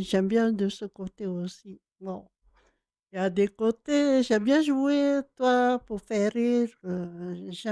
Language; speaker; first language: French; non-native, local second language; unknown